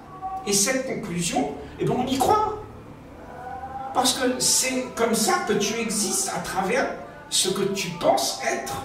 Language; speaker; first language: French; native; French